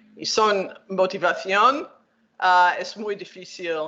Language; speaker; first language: Spanish; non-native, learner; English